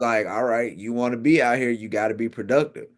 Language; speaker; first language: English; native; English